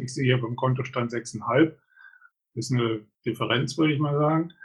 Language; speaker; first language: German; native; German